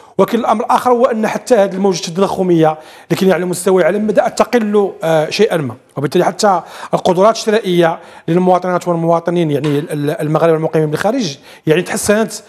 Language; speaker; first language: Arabic; native; Arabic